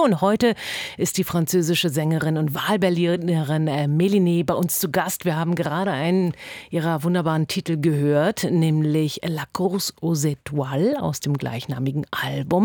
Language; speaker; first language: German; native; German